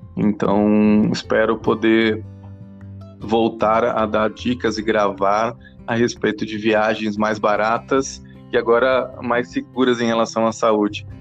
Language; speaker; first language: Portuguese; non-native, fluent; English